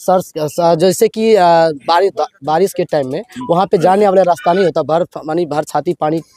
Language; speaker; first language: Hindi; native; Hindi